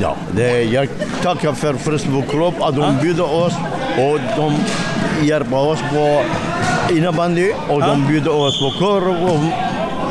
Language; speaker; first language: Swedish; non-native, learner; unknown